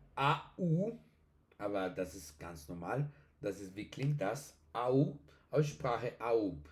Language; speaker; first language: German; non-native, learner; Spanish